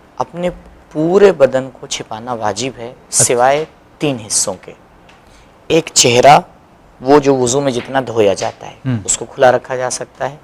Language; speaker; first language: Urdu; native; Urdu